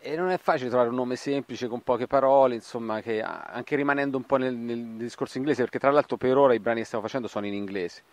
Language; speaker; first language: Italian; native; Italian